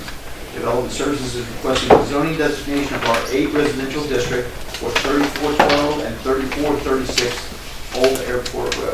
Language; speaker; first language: English; native; English